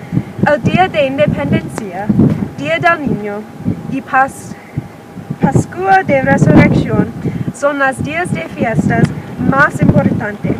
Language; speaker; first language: Spanish; non-native, learner; English